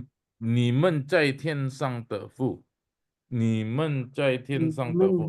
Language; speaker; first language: Chinese; non-native, fluent; Indonesian